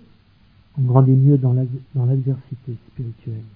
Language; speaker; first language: French; native; French